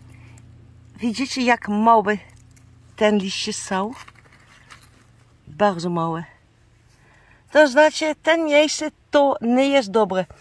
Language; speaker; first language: Polish; non-native, learner; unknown